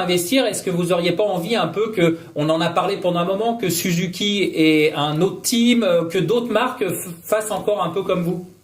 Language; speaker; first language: French; native; French